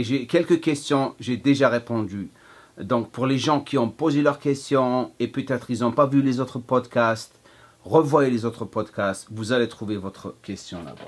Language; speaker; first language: French; non-native, fluent; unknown